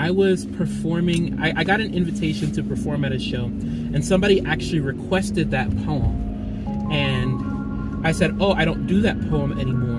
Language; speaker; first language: English; native; English